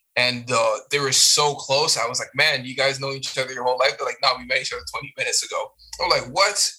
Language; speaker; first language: English; non-native, fluent; French